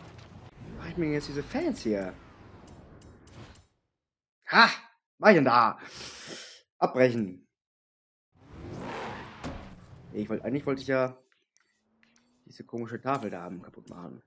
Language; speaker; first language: German; native; German